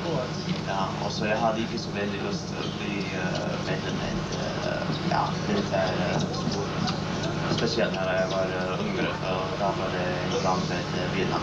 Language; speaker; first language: Norwegian; non-native, learner; English